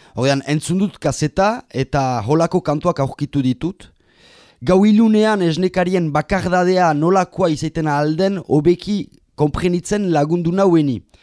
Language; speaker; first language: Basque; native; Basque